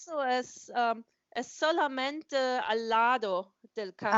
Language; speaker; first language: Spanish; non-native, learner; German